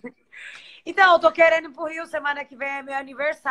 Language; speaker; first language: Portuguese; native; Portuguese